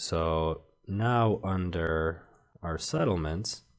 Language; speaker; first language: English; native; English